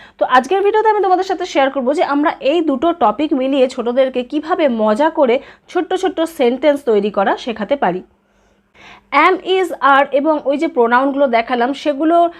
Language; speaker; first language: Bangla; native; Bangla